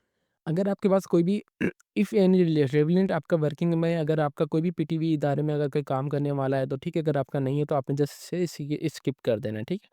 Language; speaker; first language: Hindi; non-native, local second language; Punjabi